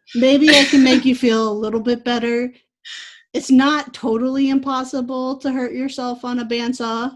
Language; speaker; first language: English; native; English